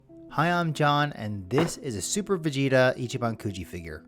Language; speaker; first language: English; native; English